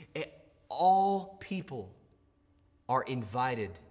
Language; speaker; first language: English; native; English